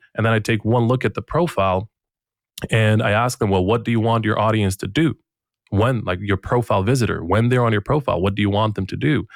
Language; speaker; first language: English; non-native, fluent; Bosnian